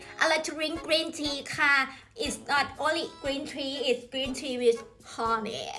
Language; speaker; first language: English; non-native, learner; Thai